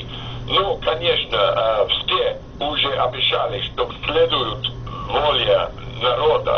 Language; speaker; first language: Russian; non-native, fluent; English